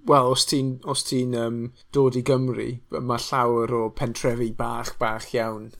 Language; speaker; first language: Welsh; non-native, local second language; English